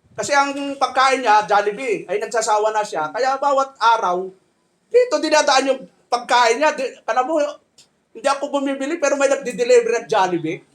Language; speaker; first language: Filipino; native; Filipino